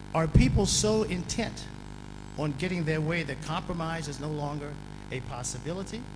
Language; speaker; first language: English; native; English